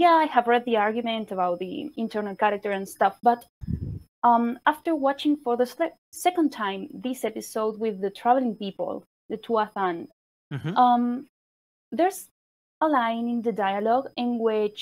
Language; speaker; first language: English; non-native, fluent; Spanish